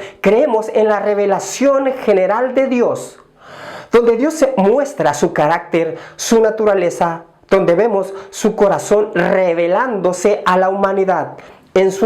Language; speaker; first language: Spanish; native; Spanish